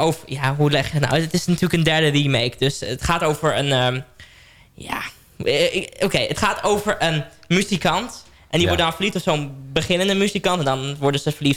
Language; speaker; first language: Dutch; native; Dutch